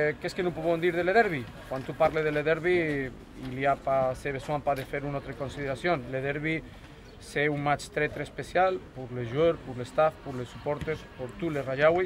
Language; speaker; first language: French; non-native, fluent; Spanish